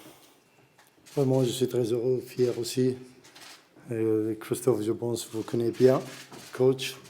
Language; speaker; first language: French; non-native, learner; Arabic